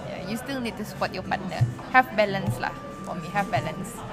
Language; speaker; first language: English; non-native, local second language; Malay